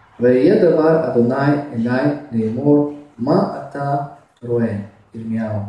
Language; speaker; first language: Hebrew; non-native, fluent; Russian